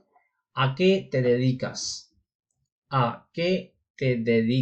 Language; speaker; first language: Spanish; non-native, fluent; Urdu